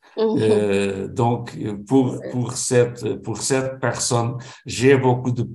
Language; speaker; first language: French; non-native, fluent; Portuguese